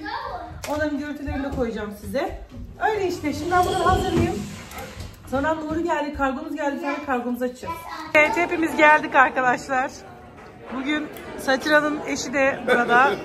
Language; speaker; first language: Turkish; native; Turkish